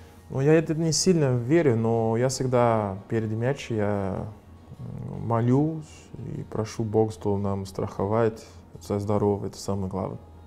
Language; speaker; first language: Russian; non-native, fluent; Portuguese